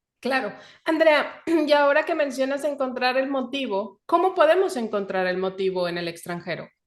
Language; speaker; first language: Spanish; native; Spanish